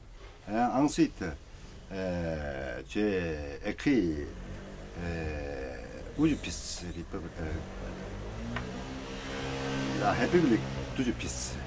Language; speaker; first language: French; non-native, learner; Korean